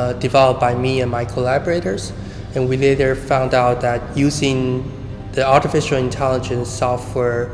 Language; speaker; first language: English; non-native, fluent; Chinese